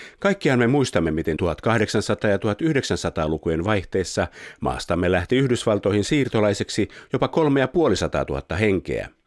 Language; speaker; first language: Finnish; native; Finnish